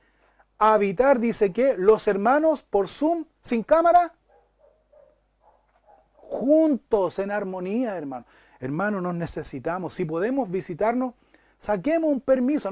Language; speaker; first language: Spanish; native; Spanish